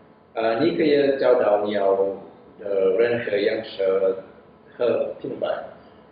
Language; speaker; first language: Chinese; non-native, learner; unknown